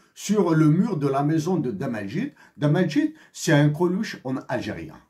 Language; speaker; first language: French; non-native, local second language; Kabyle